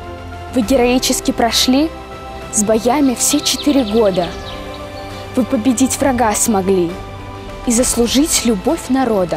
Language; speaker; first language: Russian; native; Russian